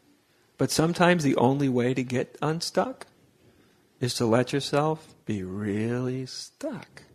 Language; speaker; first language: English; native; English